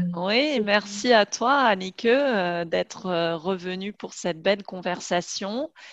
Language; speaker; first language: French; native; French